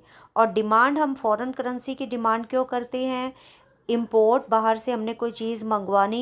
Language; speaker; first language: Hindi; non-native, local second language; Punjabi